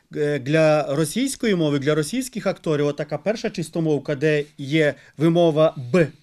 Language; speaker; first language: Ukrainian; native; Ukrainian